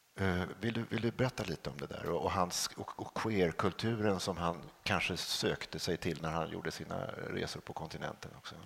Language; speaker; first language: Swedish; native; Swedish